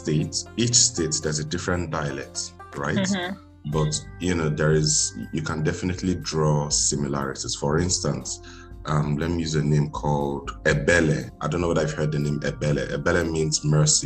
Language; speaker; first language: English; non-native, local second language; Igbo